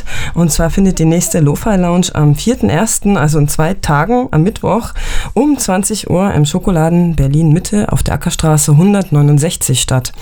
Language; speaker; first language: German; native; German